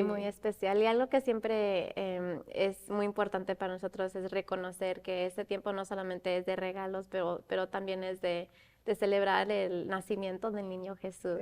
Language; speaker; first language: Spanish; early bilingual, other home language; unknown